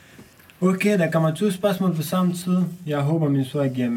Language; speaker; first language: Danish; non-native, learner; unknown